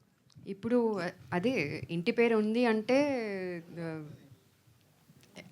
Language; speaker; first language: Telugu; non-native, fluent; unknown